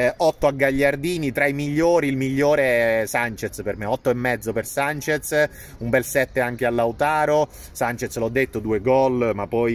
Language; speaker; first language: Italian; native; Italian